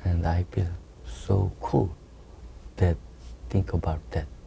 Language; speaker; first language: English; non-native, learner; Korean